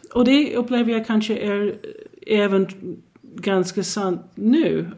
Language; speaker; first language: Swedish; non-native, fluent; English